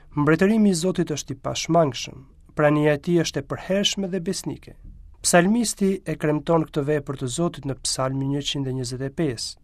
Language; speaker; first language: Albanian; native; Albanian